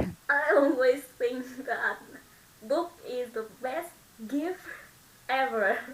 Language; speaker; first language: English; non-native, learner; Vietnamese